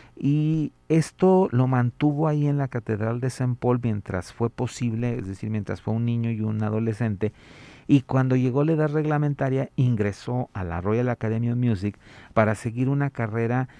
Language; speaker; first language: Spanish; native; Spanish